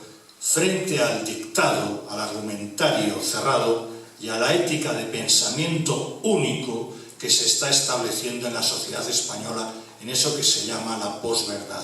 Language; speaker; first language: Spanish; native; Spanish